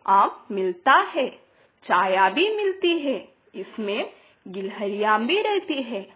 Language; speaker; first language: Hindi; non-native, local second language; Malayalam